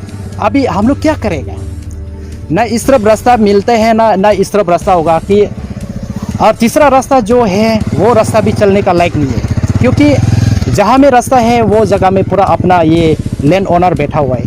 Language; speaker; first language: Hindi; non-native, local second language; Karbi